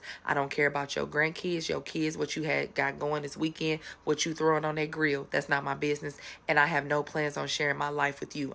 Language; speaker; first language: English; native; English